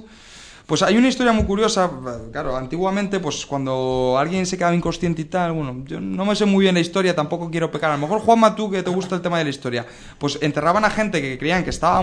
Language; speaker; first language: Spanish; native; Spanish